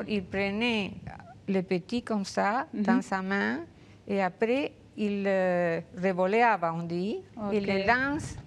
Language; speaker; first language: French; non-native, fluent; Spanish